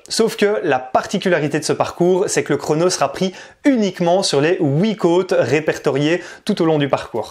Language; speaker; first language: French; native; French